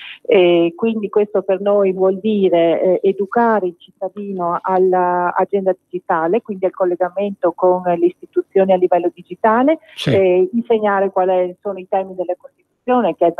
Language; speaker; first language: Italian; native; Italian